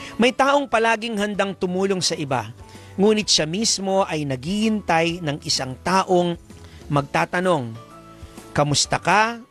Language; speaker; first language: Filipino; native; Filipino